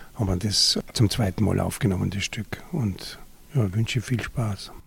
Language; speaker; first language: German; native; German